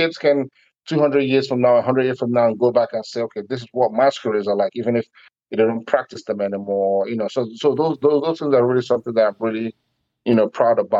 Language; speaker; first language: English; non-native, local second language; Igbo